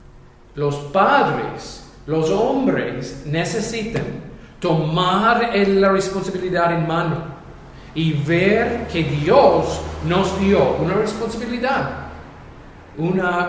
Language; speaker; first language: Spanish; non-native, fluent; English